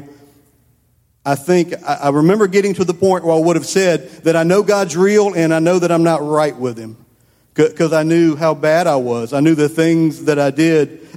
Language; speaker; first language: English; native; English